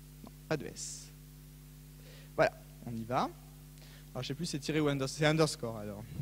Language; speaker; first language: French; native; French